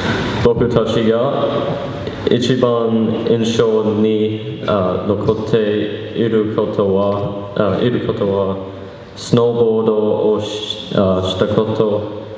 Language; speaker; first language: Japanese; non-native, learner; English